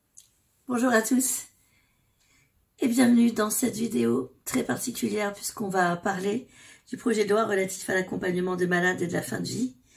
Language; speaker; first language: French; native; French